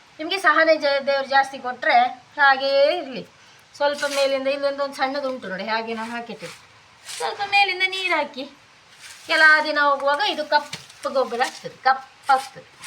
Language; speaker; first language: Kannada; non-native, local second language; Tulu